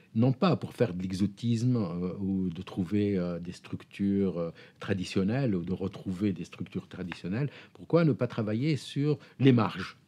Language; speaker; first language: French; non-native, local second language; Arabic